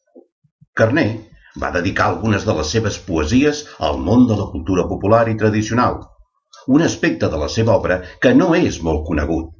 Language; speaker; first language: Catalan; native; Catalan